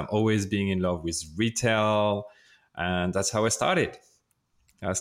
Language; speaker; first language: English; non-native, fluent; French